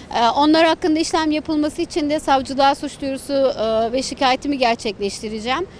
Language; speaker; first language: Turkish; native; Turkish